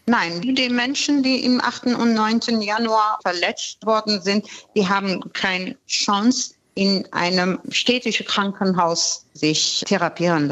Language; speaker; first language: German; non-native, fluent; Persian